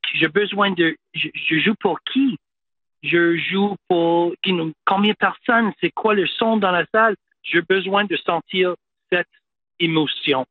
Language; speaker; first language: French; non-native, fluent; English